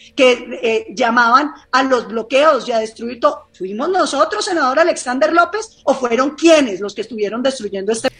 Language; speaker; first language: Spanish; native; Spanish